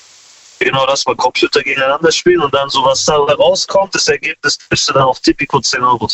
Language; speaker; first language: German; early bilingual, other home language; Kurdish